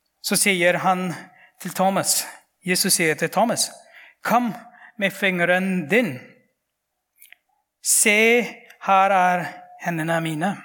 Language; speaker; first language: Norwegian; non-native, fluent; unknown